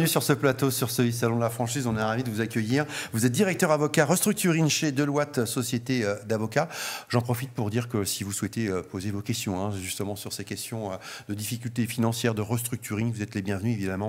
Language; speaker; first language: French; native; French